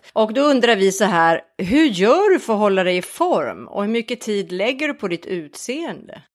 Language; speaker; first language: Swedish; native; Swedish